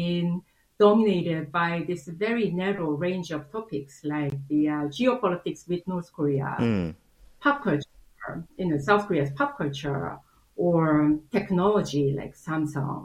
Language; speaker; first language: English; non-native, fluent; Korean